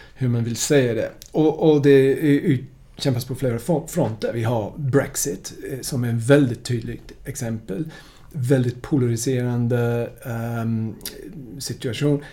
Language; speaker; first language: Swedish; non-native, fluent; English